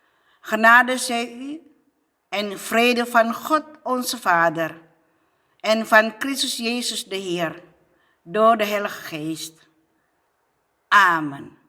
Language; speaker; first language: Dutch; non-native, fluent; Indonesian